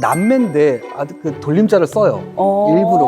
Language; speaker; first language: Korean; native; Korean